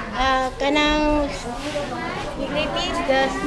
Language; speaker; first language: English; non-native, local second language; Cebuano